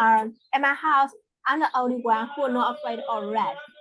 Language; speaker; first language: English; non-native, learner; Burmese